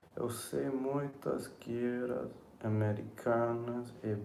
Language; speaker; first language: Portuguese; non-native, learner; English